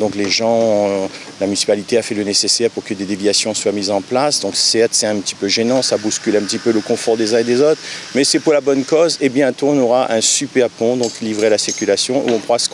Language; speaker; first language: French; native; French